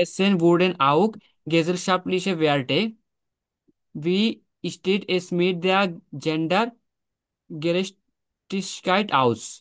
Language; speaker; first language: German; non-native, learner; Bangla